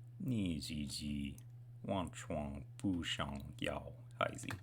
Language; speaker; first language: Chinese; non-native, learner; English